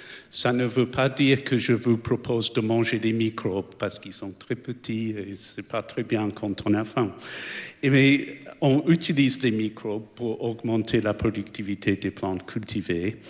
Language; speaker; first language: French; non-native, fluent; English